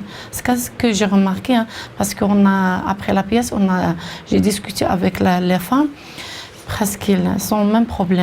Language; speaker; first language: French; non-native, local second language; Arabic